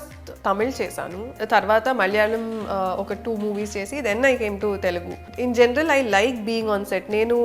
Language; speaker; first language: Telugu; non-native, fluent; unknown